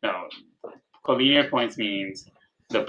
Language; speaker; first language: English; non-native, fluent; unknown